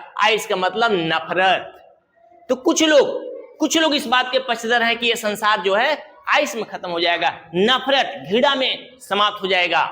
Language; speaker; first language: Hindi; native; Hindi